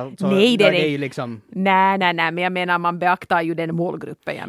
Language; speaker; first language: Swedish; native; Swedish